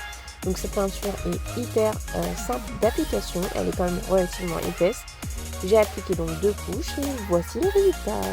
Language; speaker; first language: French; native; French